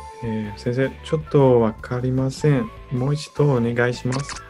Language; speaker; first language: Japanese; non-native, learner; Chinese